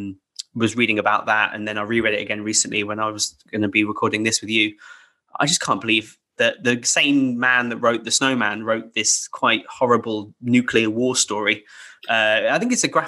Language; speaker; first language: English; native; English